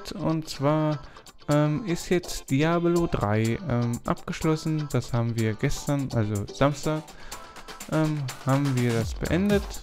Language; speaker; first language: German; native; German